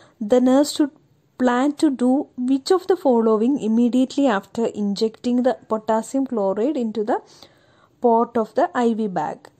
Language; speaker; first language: English; non-native, local second language; Malayalam